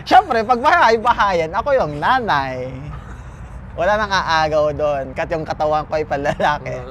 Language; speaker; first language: Filipino; native; Filipino